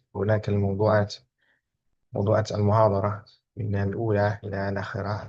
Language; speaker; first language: Arabic; non-native, fluent; Indonesian